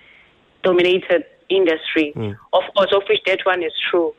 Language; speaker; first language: English; non-native, local second language; Zulu